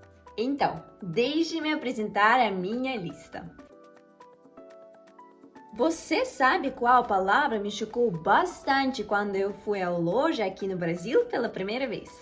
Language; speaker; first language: Portuguese; non-native, fluent; Russian